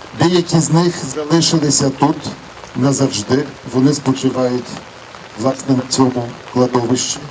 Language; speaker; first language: Ukrainian; non-native, fluent; Polish